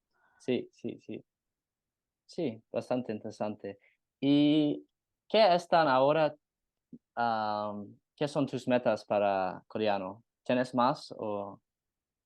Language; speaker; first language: Spanish; non-native, learner; English